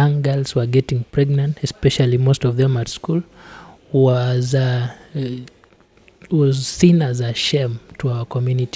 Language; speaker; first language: English; non-native, local second language; Kalenjin